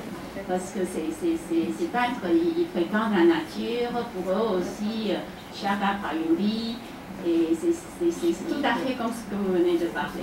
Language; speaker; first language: French; non-native, fluent; Chinese